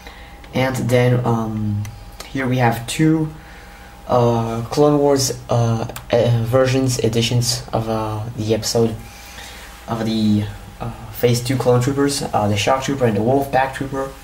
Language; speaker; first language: English; native; English